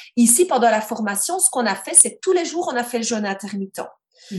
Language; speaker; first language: French; native; French